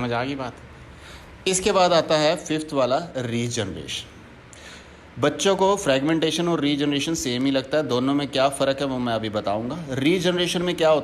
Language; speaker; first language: Hindi; native; Hindi